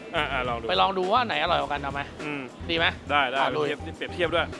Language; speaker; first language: Thai; non-native, fluent; Chinese